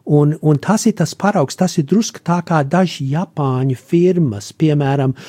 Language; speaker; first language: Latvian; early bilingual, heritage; Latvian